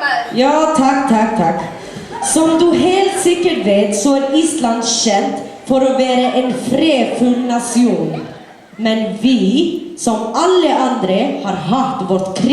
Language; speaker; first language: Norwegian; non-native, learner; Icelandic